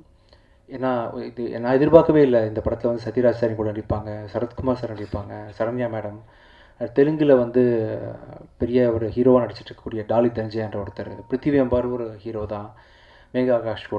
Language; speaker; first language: Tamil; native; Tamil